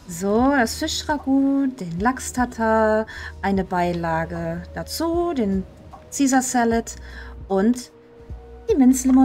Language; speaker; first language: German; native; German